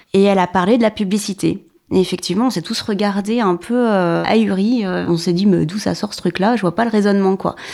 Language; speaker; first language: French; native; French